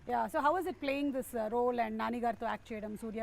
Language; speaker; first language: Telugu; native; Telugu